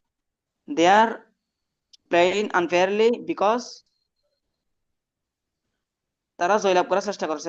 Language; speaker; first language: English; non-native, learner; Bangla